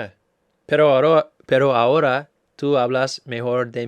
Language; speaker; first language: Spanish; non-native, learner; English